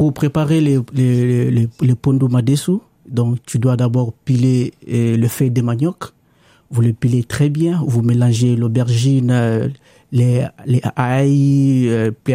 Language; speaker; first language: French; non-native, local second language; Lingala